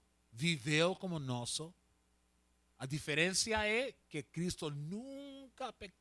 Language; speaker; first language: Portuguese; non-native, learner; Spanish